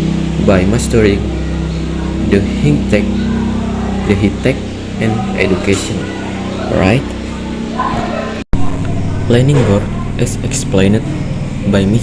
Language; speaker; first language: English; non-native, learner; Indonesian